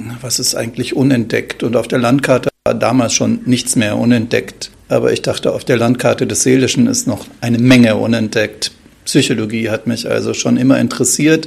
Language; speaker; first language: German; native; German